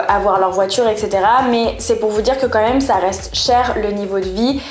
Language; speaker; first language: French; native; French